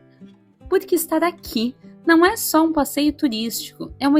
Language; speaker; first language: Portuguese; native; Portuguese